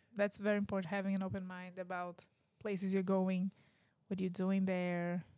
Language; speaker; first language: English; non-native, fluent; Portuguese